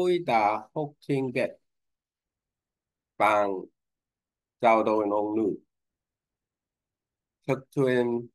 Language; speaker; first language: Vietnamese; non-native, learner; Korean